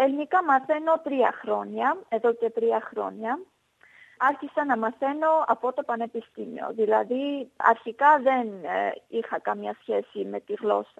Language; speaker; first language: Greek; non-native, fluent; Armenian